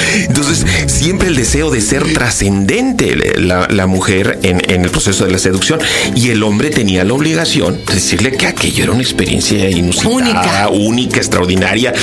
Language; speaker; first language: Spanish; native; Spanish